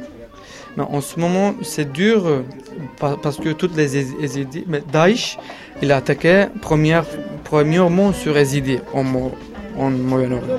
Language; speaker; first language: French; non-native, learner; Kurdish